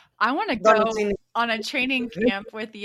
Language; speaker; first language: English; native; English